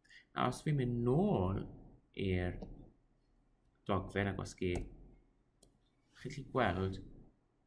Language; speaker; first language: Welsh; non-native, local second language; English